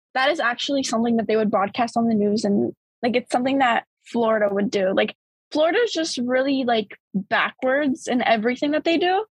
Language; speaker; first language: English; early bilingual, other home language; Bulgarian